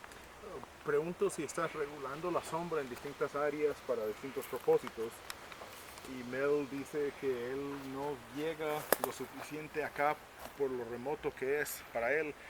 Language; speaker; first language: Spanish; native; Spanish